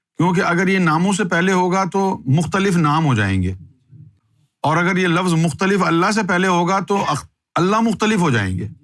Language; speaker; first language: Urdu; native; Urdu